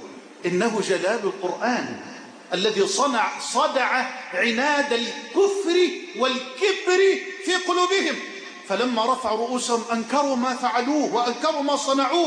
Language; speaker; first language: Arabic; native; Arabic